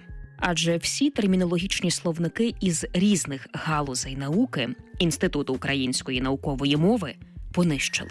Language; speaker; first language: Ukrainian; native; Ukrainian